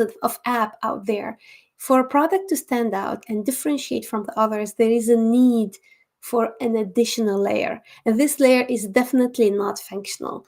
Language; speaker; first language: English; non-native, fluent; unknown